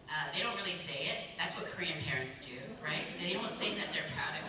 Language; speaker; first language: English; early bilingual, other home language; Korean